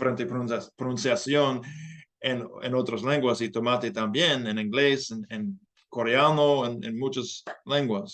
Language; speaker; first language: Spanish; non-native, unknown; English